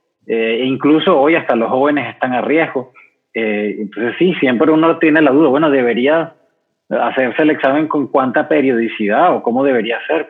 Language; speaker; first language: Spanish; native; Spanish